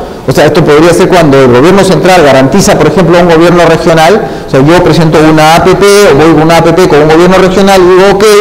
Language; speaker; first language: Spanish; native; Spanish